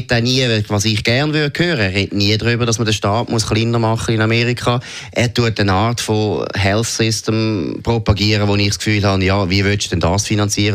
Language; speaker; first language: German; native; German